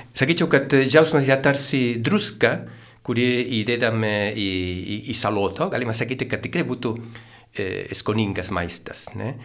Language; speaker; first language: Lithuanian; non-native, fluent; Spanish